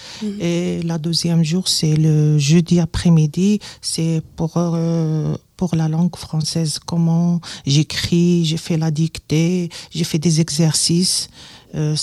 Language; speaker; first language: French; non-native, learner; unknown